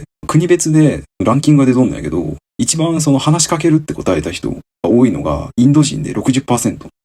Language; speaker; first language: Japanese; native; Japanese